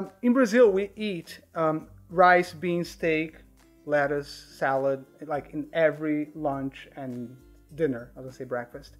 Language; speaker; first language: English; non-native, fluent; Portuguese